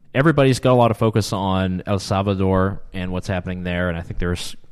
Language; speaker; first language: English; native; English